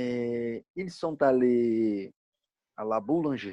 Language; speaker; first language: French; non-native, learner; Portuguese